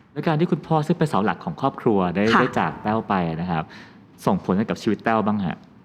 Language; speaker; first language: Thai; native; Thai